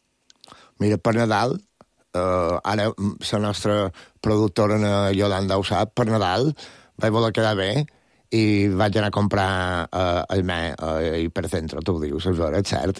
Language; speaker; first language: Catalan; native; Catalan